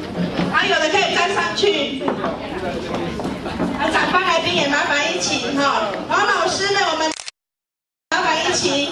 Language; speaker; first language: Chinese; native; Chinese